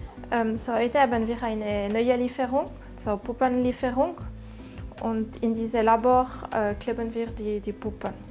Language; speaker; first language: German; non-native, local second language; French